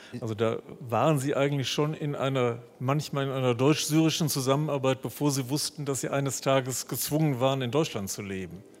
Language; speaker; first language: German; native; German